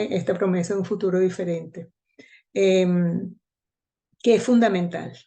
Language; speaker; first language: Spanish; native; Spanish